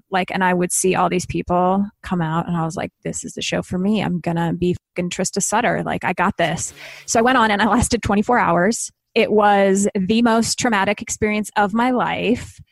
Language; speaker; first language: English; native; English